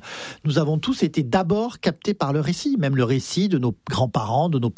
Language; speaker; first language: French; native; French